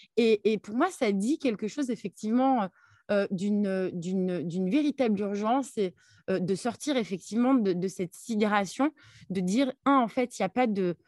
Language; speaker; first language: French; early bilingual, other home language; Arabic